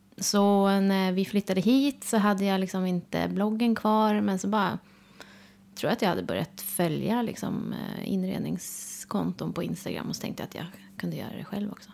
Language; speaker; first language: Swedish; native; Swedish